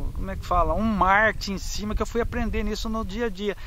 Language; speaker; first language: Portuguese; native; Portuguese